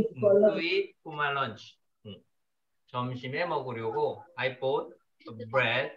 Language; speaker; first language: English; non-native, learner; Korean